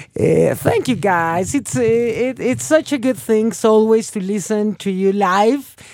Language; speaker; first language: English; non-native, fluent; Spanish